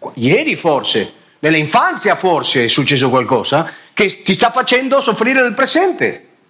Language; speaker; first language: Italian; non-native, fluent; Spanish